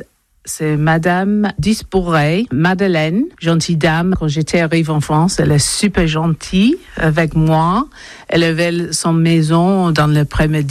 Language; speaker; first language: French; non-native, learner; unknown